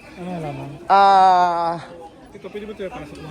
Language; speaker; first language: Filipino; native; Filipino